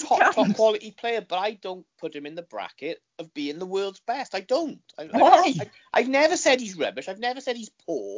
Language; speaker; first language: English; native; English